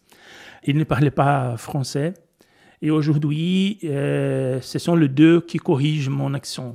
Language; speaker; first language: French; non-native, fluent; Portuguese